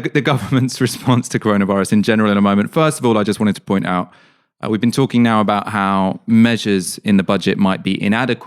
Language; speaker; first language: English; native; English